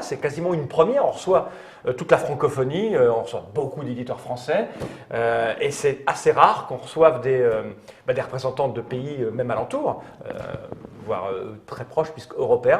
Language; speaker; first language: French; native; French